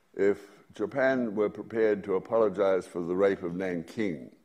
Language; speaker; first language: English; native; English